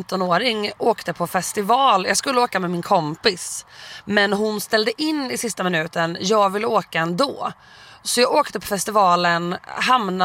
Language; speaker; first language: Swedish; native; Swedish